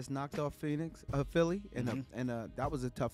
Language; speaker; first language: English; native; English